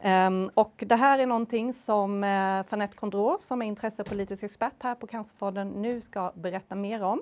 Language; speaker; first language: Swedish; native; Swedish